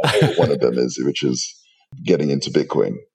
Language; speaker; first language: English; native; English